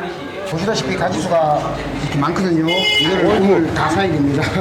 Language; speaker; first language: Korean; native; Korean